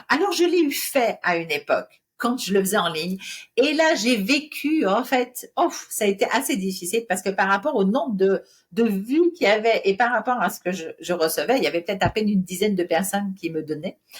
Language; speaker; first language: French; native; French